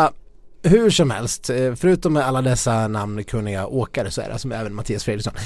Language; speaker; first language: Swedish; native; Swedish